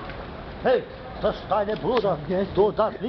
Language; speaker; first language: German; non-native, learner; Kurdish